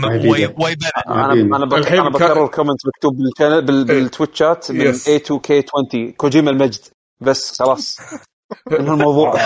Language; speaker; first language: Arabic; native; Arabic